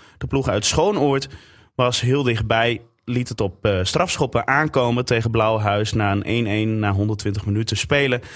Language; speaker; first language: Dutch; native; Dutch